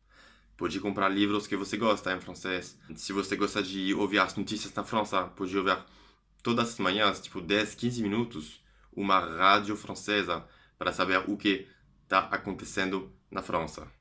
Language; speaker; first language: Portuguese; non-native, fluent; French